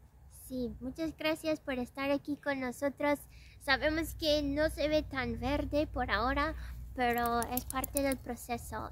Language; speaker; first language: Spanish; non-native, fluent; English